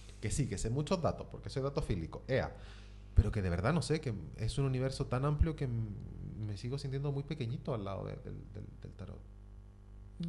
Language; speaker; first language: Spanish; native; Spanish